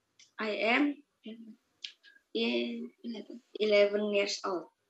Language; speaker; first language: English; non-native, learner; Indonesian